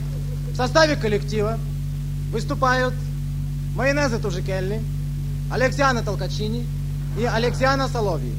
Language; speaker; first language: Russian; native; Russian